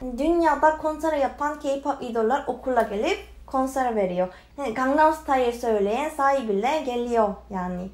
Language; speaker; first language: Turkish; non-native, fluent; Korean